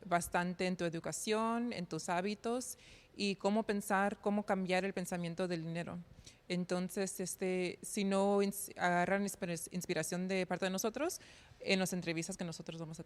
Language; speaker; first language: Spanish; early bilingual, heritage; Spanish